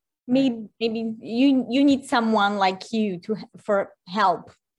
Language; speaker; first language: English; non-native, fluent; Polish